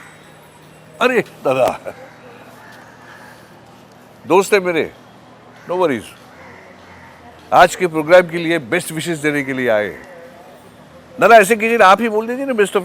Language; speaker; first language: Hindi; non-native, local second language; Marathi